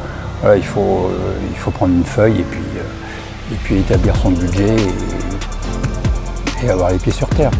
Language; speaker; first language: French; native; French